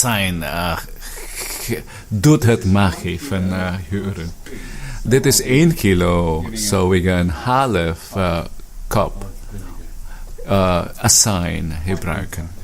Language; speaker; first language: Dutch; non-native, fluent; Filipino